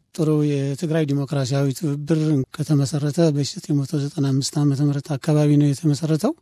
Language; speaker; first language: Amharic; non-native, local second language; Tigrinya